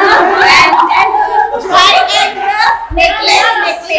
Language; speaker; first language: English; non-native, learner; Indonesian